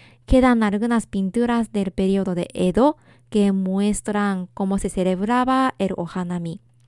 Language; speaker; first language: Spanish; non-native, fluent; Japanese